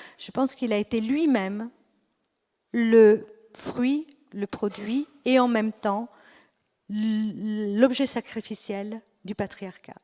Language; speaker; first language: French; non-native, fluent; Italian